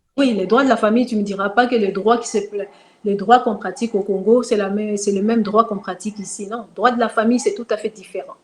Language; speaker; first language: French; non-native, local second language; Kongo